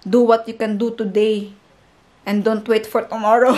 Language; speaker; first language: English; non-native, learner; Filipino